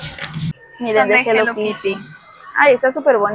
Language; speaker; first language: Spanish; native; Spanish